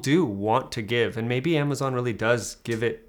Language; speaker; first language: English; native; English